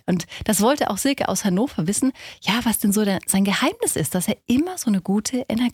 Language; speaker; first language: German; native; German